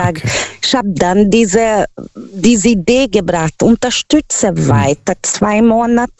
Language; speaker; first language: German; non-native, fluent; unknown